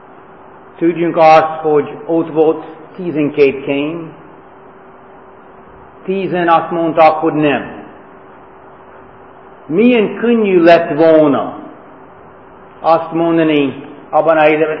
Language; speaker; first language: Hungarian; non-native, fluent; English